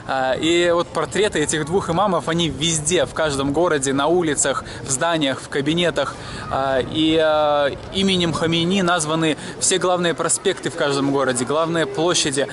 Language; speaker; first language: Russian; native; Russian